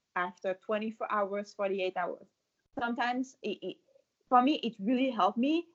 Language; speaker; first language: English; non-native, fluent; French